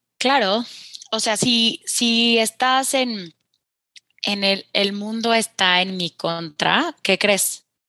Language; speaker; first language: Spanish; native; Spanish